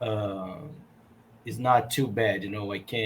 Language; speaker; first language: English; non-native, learner; Portuguese